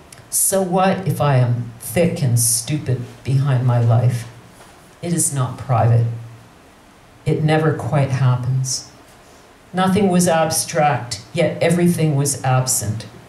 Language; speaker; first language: English; native; English